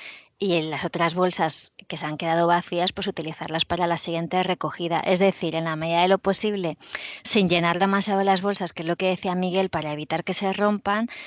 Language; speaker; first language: Spanish; native; Spanish